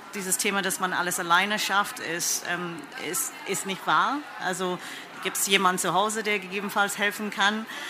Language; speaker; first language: German; non-native, fluent; English